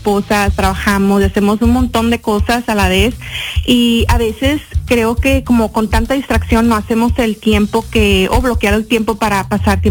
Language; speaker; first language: Spanish; early bilingual, heritage; Spanish